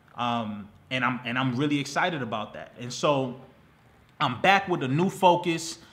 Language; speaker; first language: English; native; English